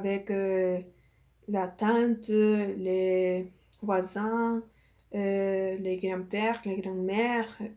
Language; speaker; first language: French; non-native, learner; Spanish